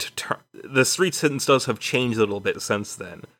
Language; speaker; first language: English; native; English